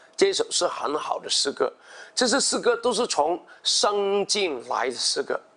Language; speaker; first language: Chinese; non-native, local second language; Cantonese